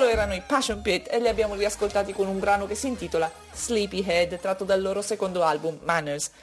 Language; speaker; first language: Italian; native; Italian